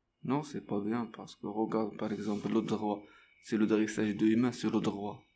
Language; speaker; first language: French; non-native, learner; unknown